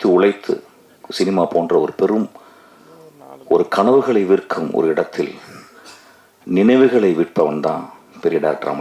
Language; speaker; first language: Tamil; native; Tamil